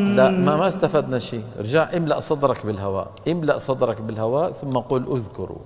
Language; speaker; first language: Arabic; native; Arabic